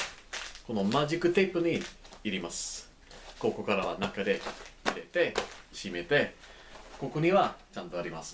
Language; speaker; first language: Japanese; non-native, learner; English